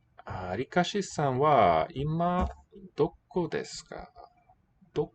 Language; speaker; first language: Japanese; non-native, learner; English